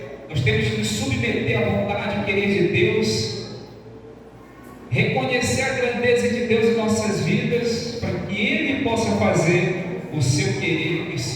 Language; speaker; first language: Portuguese; native; Portuguese